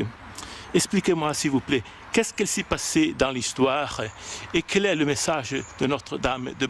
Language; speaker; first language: French; native; French